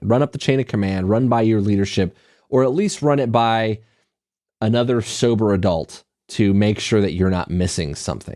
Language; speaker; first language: English; native; English